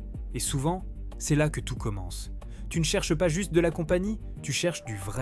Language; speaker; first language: French; native; French